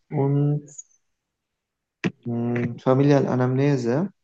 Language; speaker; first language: German; non-native, learner; Turkish